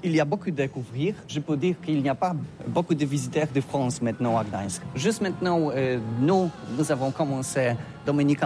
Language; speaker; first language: French; non-native, learner; Polish